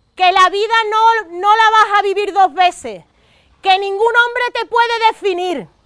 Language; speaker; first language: Spanish; native; Spanish